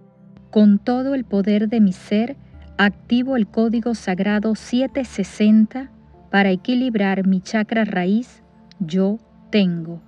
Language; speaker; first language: Spanish; native; Spanish